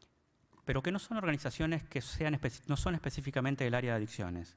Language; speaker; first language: Spanish; native; Spanish